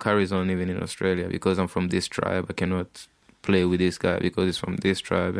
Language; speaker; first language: English; non-native, fluent; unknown